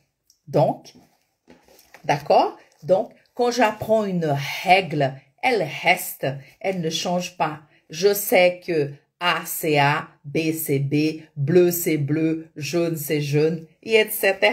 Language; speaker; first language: French; non-native, fluent; Portuguese